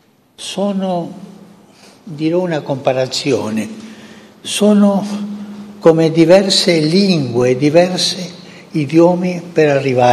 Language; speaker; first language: Italian; non-native, fluent; Spanish